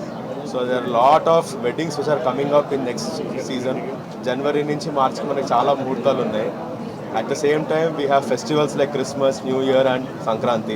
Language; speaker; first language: Telugu; native; Telugu